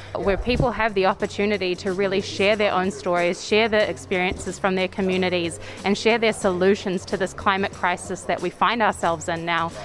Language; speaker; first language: English; native; English